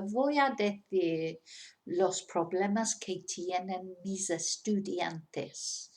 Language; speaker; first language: Spanish; non-native, fluent; English